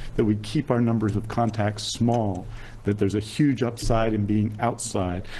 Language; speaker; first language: English; native; English